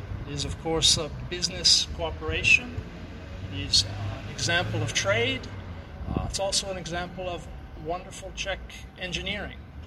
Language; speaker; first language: English; native; English